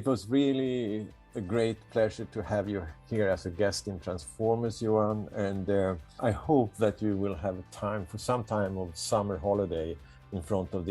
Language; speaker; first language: English; non-native, fluent; Swedish